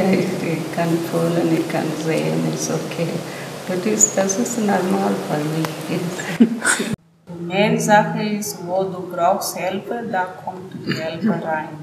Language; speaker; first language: German; non-native, learner; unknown